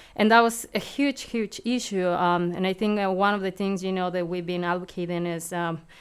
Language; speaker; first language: English; non-native, fluent; Spanish